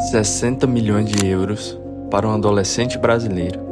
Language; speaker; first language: Portuguese; native; Portuguese